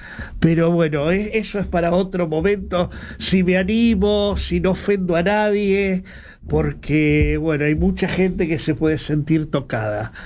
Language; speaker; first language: Spanish; native; Spanish